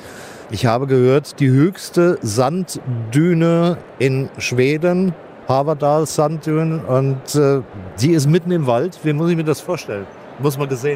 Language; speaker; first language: German; native; German